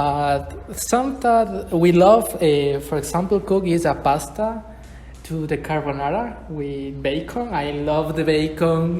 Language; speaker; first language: English; non-native, learner; Spanish